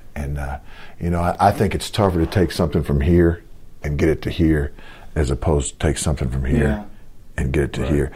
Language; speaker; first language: English; native; English